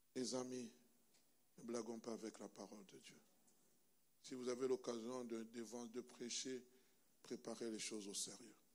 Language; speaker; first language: French; non-native, local second language; Lingala